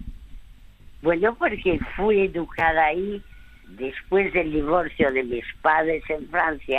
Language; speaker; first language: Spanish; early bilingual, other home language; French